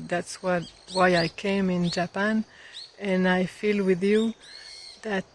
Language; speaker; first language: English; non-native, fluent; French